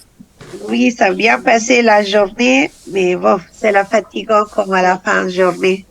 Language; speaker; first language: French; non-native, fluent; Tamil